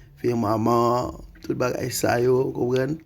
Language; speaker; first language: French; non-native, learner; Haitian Creole